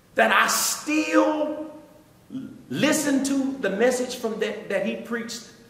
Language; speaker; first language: English; native; English